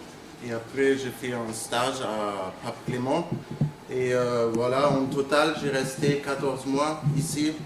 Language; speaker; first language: French; non-native, fluent; German